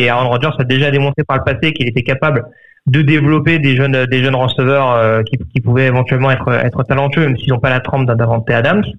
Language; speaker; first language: French; native; French